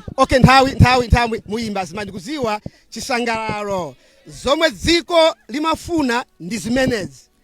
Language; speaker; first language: Nyanja; non-native, local second language; Tumbuka